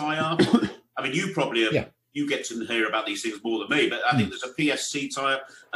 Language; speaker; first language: English; native; English